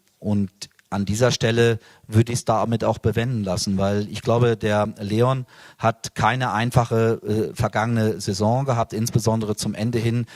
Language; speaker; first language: German; native; German